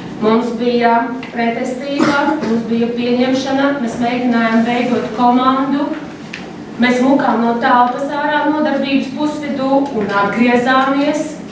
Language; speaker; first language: Latvian; native; Latvian